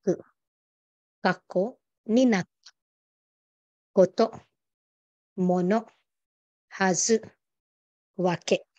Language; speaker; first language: Japanese; non-native, fluent; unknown